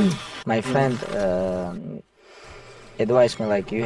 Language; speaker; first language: English; non-native, learner; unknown